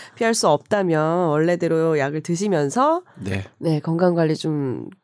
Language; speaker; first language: Korean; native; Korean